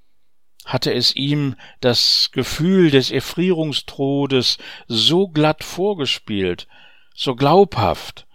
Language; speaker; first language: German; native; German